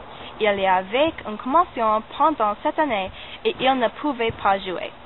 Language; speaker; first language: French; non-native, learner; English